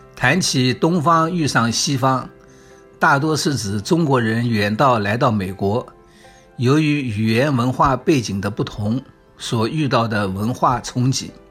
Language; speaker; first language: Chinese; native; Chinese